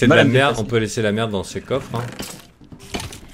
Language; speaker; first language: French; native; French